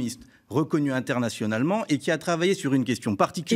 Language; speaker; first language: French; native; French